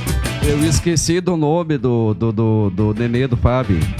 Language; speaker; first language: Portuguese; native; Portuguese